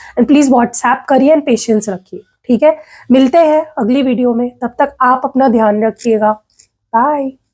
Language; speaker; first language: Hindi; non-native, local second language; Marathi